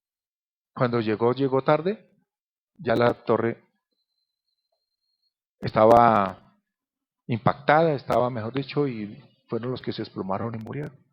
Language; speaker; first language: Spanish; native; Spanish